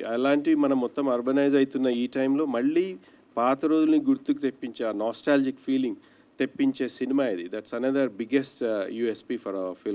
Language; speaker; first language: Telugu; native; Telugu